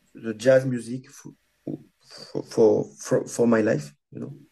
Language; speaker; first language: English; non-native, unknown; French